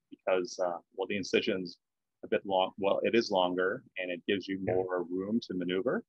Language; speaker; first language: English; native; English